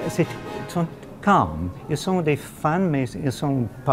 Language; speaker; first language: French; non-native, fluent; English